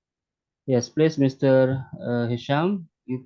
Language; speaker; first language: English; non-native, learner; Indonesian